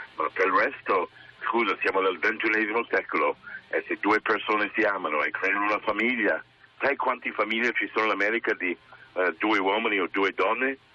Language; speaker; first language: Italian; non-native, fluent; English